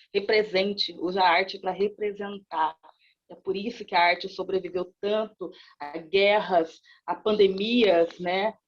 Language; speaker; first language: Portuguese; native; Portuguese